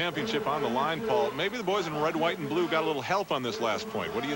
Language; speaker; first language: English; native; English